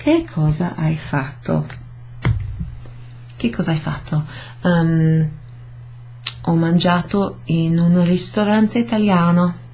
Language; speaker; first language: Italian; non-native, fluent; English